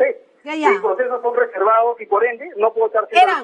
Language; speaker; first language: Spanish; native; Spanish